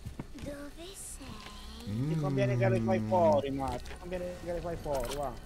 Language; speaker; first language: Italian; native; Italian